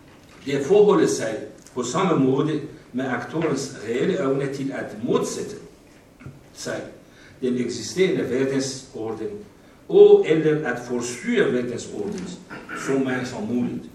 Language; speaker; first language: Danish; non-native, fluent; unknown